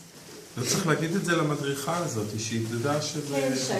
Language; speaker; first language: Hebrew; native; Hebrew